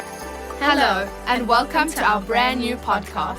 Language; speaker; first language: English; native; English